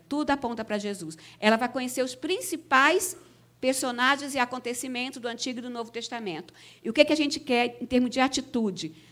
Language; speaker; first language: Portuguese; native; Portuguese